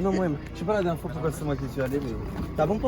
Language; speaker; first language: French; native; French